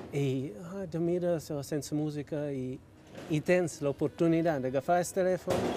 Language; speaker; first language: Catalan; non-native, fluent; German